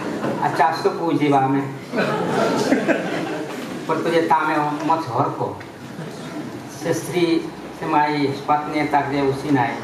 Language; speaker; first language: Czech; non-native, fluent; Ukrainian